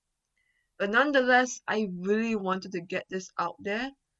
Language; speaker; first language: English; non-native, local second language; Chinese